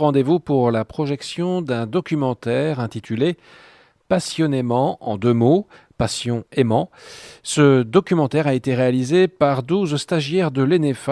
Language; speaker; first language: French; native; French